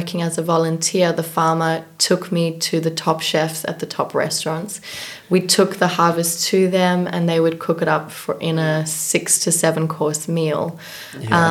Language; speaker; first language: English; native; English